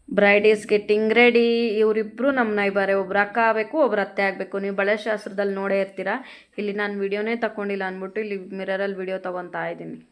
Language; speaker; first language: Kannada; non-native, local second language; Telugu